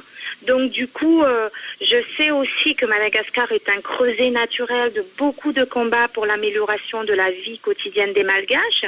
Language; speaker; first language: French; non-native, local second language; Malagasy